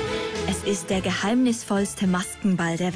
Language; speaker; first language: German; native; German